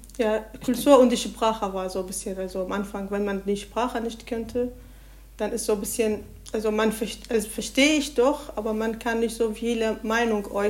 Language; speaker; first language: German; non-native, learner; Arabic